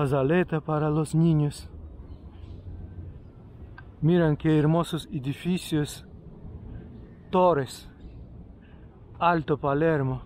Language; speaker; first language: Spanish; non-native, fluent; Russian